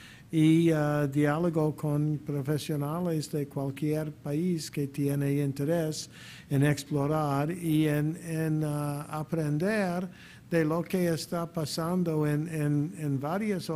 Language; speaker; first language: Spanish; non-native, fluent; English